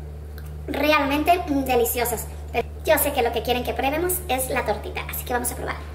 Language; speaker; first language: Spanish; native; Spanish